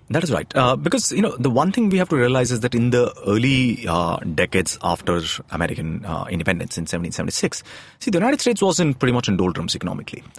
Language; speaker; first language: English; non-native, local second language; Tamil